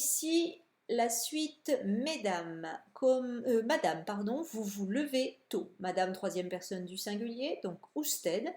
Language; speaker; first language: French; native; French